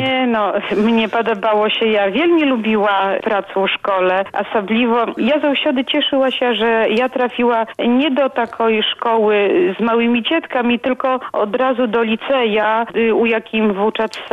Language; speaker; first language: Polish; non-native, local second language; Belarusian